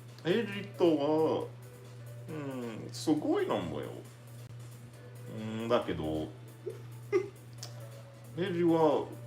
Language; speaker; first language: Japanese; non-native, learner; English